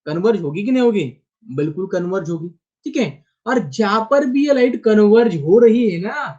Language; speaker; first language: Hindi; non-native, local second language; Marathi